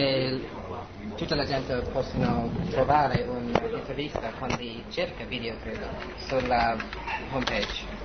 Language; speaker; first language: Italian; non-native, learner; English